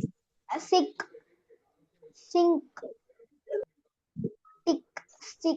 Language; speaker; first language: English; non-native, learner; Tamil